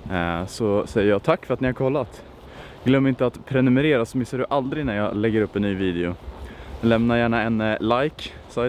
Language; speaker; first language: Swedish; native; Swedish